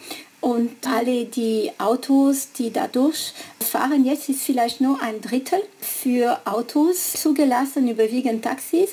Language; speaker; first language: German; non-native, fluent; French